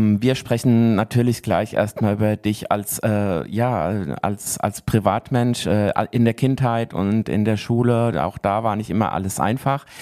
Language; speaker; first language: German; native; German